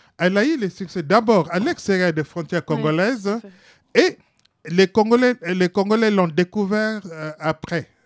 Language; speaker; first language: French; non-native, local second language; Lingala